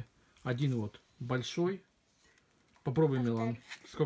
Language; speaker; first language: Russian; native; Russian